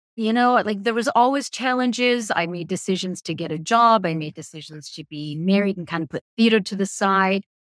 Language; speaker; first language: English; native; English